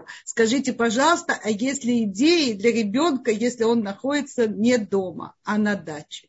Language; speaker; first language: Russian; native; Russian